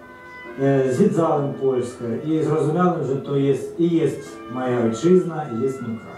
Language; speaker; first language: Polish; early bilingual, heritage; Russian